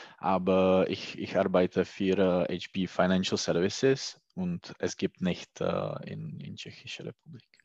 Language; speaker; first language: German; non-native, learner; Czech